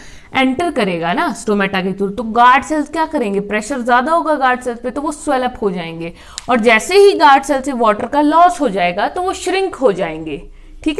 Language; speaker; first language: Hindi; native; Hindi